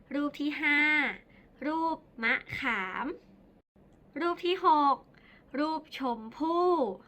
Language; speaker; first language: Thai; native; Thai